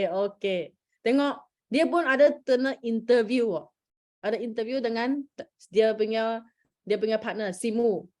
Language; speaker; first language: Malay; non-native, local second language; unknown